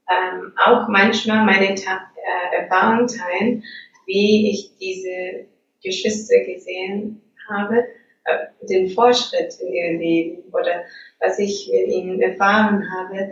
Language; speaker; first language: German; non-native, fluent; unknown